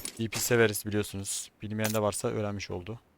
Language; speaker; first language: Turkish; native; Turkish